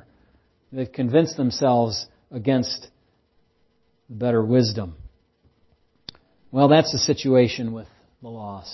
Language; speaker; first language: English; native; English